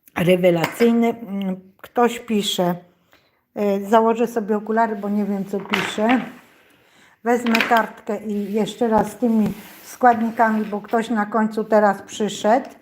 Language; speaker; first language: Polish; native; Polish